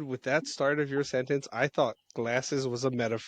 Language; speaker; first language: English; native; English